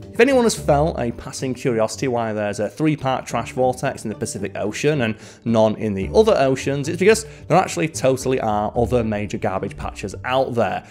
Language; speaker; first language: English; native; English